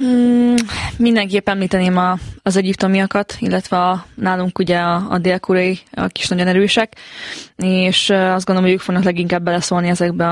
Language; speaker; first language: Hungarian; native; Hungarian